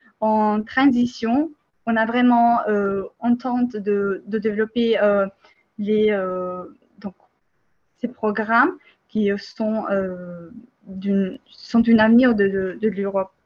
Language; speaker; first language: French; non-native, fluent; Albanian